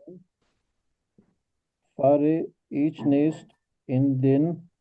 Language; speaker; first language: German; non-native, learner; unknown